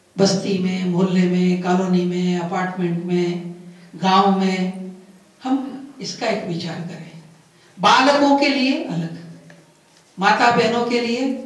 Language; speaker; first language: Hindi; non-native, local second language; Gujarati